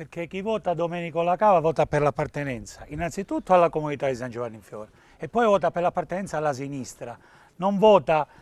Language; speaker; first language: Italian; native; Italian